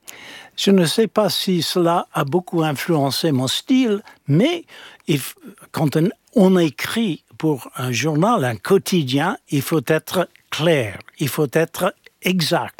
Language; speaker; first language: French; non-native, fluent; English